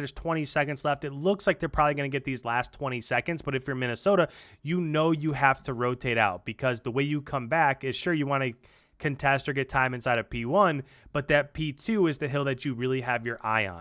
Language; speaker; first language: English; native; English